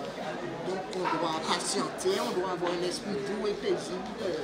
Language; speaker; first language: French; non-native, local second language; Guadeloupean Creole French